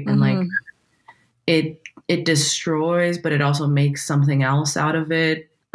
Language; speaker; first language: English; non-native, fluent; Portuguese